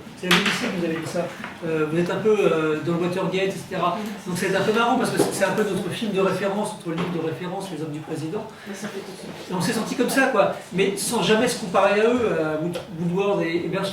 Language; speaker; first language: French; native; French